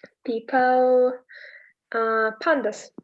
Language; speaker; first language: English; non-native, learner; Russian